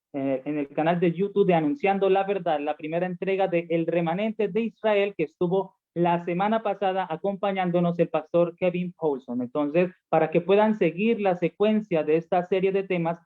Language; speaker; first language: Spanish; native; Spanish